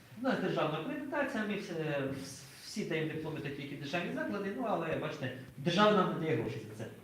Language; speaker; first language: Ukrainian; native; Ukrainian